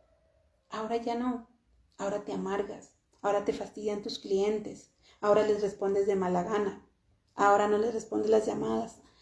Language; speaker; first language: Spanish; native; Spanish